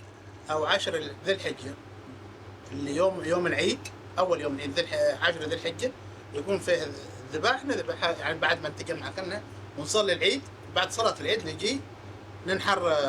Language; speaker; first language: Arabic; native; Arabic